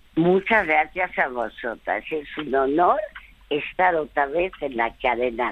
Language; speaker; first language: Spanish; early bilingual, other home language; French